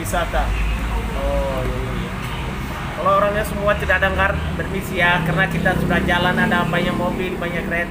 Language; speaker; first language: Indonesian; non-native, fluent; Somali